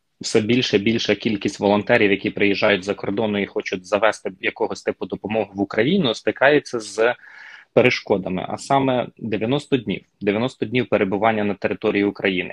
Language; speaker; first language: Ukrainian; native; Ukrainian